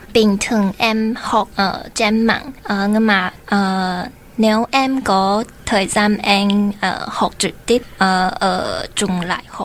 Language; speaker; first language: Chinese; native; Chinese